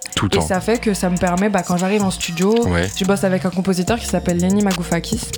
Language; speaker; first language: French; native; French